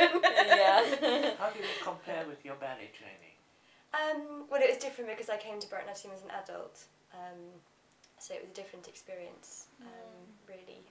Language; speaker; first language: English; native; English